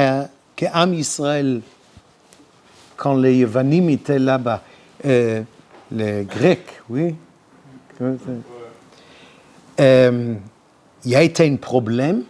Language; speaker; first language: French; non-native, learner; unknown